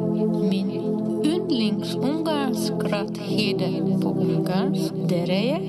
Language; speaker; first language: Danish; non-native, fluent; Hungarian